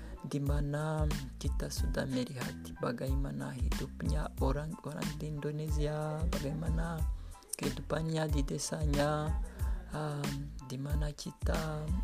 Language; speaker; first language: Indonesian; non-native, learner; Kinyarwanda